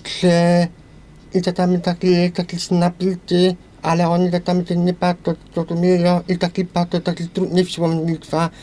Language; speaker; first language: Polish; non-native, local second language; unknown